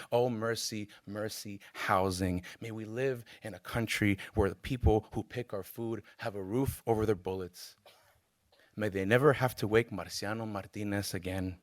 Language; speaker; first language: English; native; English